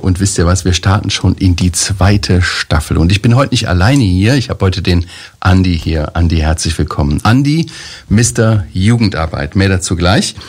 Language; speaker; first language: German; native; German